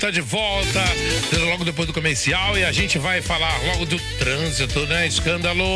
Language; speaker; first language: Portuguese; native; Portuguese